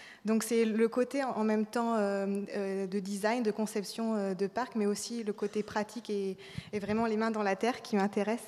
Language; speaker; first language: French; native; French